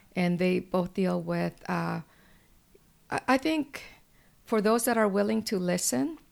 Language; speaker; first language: English; early bilingual, other home language; Spanish